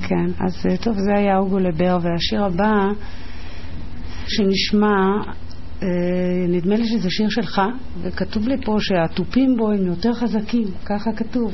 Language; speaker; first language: Hebrew; native; Hebrew